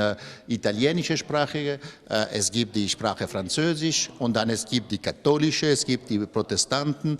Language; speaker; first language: German; non-native, local second language; French